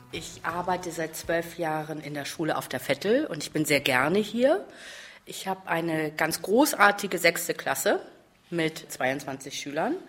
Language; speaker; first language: German; native; German